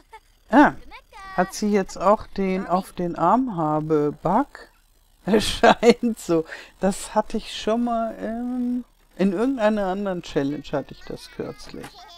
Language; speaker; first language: German; native; German